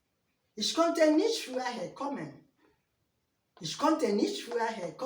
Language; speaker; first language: German; non-native, learner; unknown